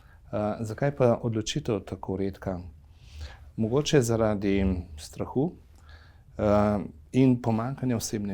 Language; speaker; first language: Slovenian; native; Slovenian